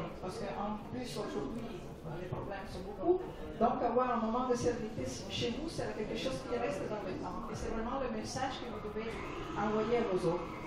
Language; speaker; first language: French; non-native, fluent; Italian